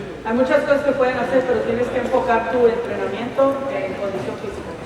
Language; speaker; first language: Spanish; native; Spanish